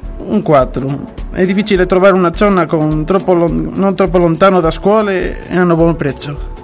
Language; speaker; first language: Italian; non-native, learner; Spanish